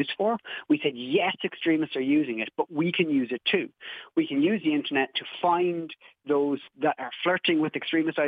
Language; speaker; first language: English; native; English